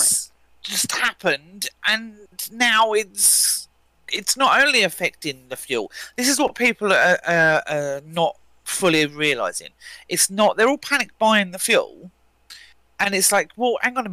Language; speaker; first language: English; native; English